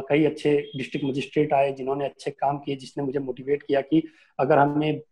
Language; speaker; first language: Hindi; native; Hindi